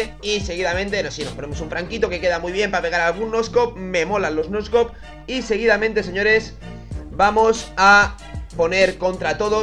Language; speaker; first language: Spanish; native; Spanish